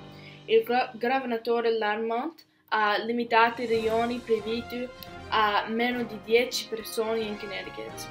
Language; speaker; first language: Italian; non-native, learner; English